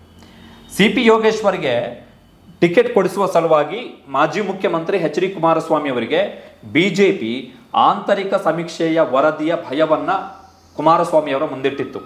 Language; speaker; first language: Kannada; native; Kannada